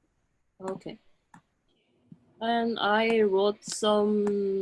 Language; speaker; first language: English; non-native, learner; Korean